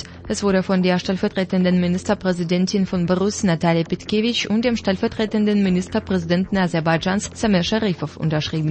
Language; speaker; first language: German; non-native, fluent; Russian